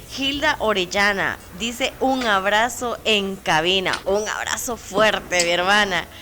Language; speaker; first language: Spanish; native; Spanish